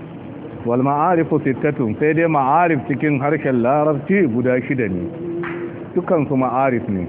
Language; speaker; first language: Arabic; non-native, fluent; Hausa